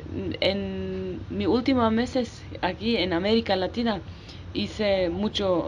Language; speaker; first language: Spanish; non-native, learner; Kurdish